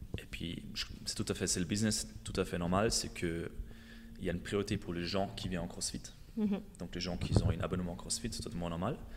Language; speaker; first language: French; non-native, fluent; German